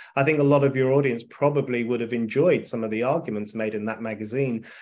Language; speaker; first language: English; native; English